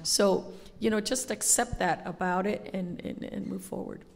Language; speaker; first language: English; non-native, fluent; Spanish